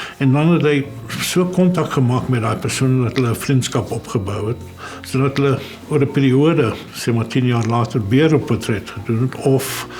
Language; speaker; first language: Afrikaans; early bilingual, other home language; German